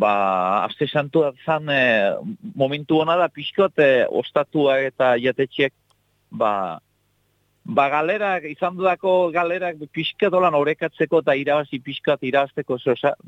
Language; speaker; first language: Basque; native; Basque